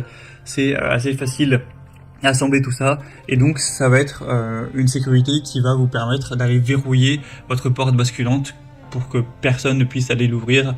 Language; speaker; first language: French; native; French